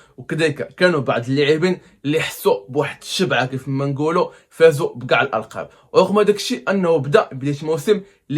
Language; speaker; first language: Arabic; native; Arabic